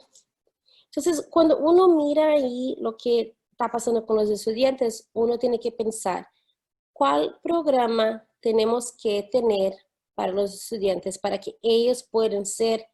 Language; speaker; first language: Spanish; non-native, fluent; English